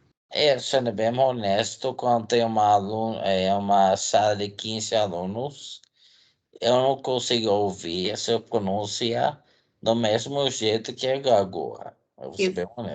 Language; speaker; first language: Portuguese; non-native, fluent; Dutch